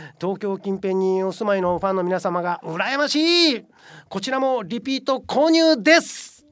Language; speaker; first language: Japanese; native; Japanese